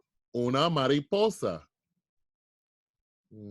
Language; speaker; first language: Spanish; non-native, learner; English